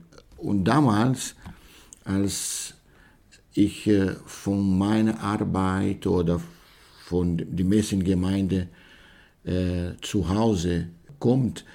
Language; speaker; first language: German; non-native, learner; Portuguese